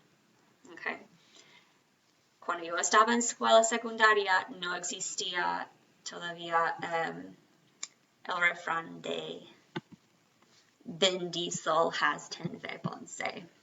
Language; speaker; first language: Spanish; non-native, fluent; English